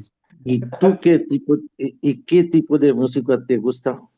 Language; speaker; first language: Spanish; non-native, learner; Urdu